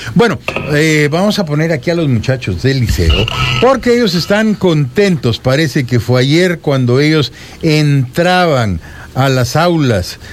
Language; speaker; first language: Spanish; native; Spanish